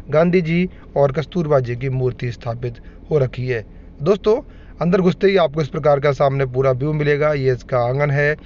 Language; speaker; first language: Hindi; native; Hindi